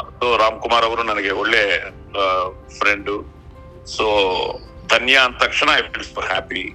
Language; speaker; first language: Kannada; non-native, local second language; Telugu